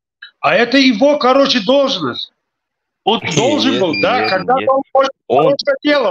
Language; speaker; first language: Russian; non-native, local second language; Tajik